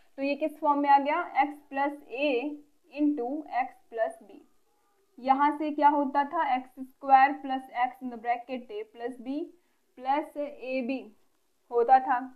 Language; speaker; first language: Hindi; native; Hindi